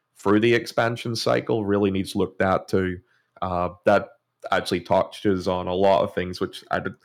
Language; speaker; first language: English; native; English